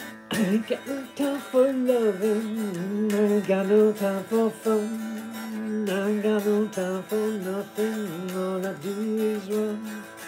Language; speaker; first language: English; native; English